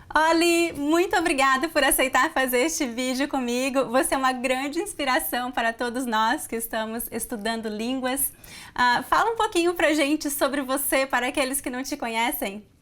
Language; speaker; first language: Portuguese; native; Portuguese